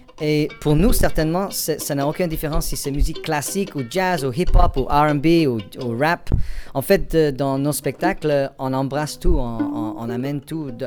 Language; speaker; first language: French; non-native, fluent; English